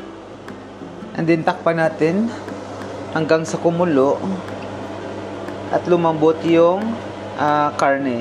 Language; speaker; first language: Filipino; native; Filipino